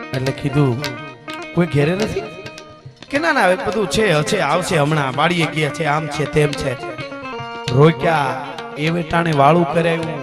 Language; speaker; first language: Gujarati; native; Gujarati